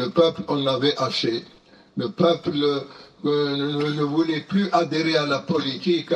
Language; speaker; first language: French; non-native, local second language; Arabic